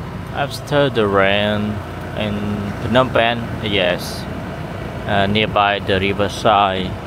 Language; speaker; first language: English; non-native, learner; Khmer